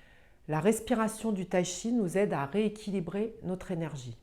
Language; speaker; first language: French; native; French